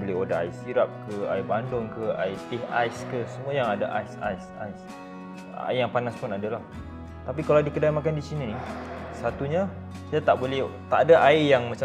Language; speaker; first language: Malay; native; Malay